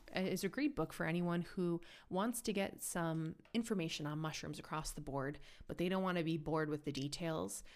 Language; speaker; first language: English; native; English